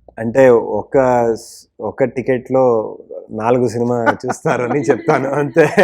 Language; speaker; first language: Telugu; non-native, learner; Kannada